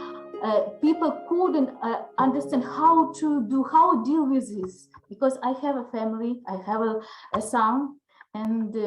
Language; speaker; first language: English; non-native, learner; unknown